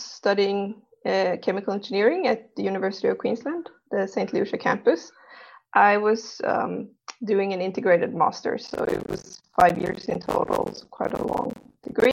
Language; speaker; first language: English; non-native, fluent; Swedish